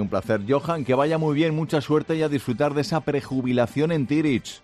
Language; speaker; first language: Spanish; native; Spanish